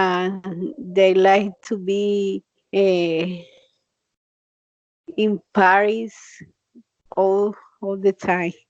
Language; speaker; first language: English; non-native, learner; Spanish